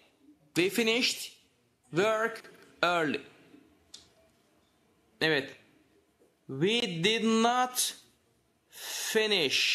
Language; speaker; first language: English; non-native, fluent; Turkish